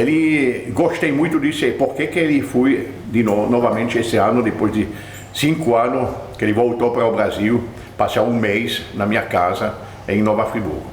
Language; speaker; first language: Portuguese; non-native, fluent; French